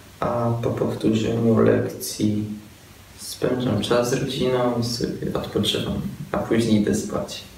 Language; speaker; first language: Polish; early bilingual, other home language; Chechen